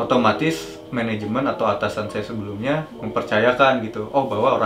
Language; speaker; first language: Indonesian; native; Indonesian